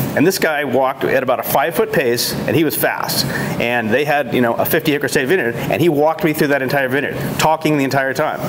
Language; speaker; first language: English; native; English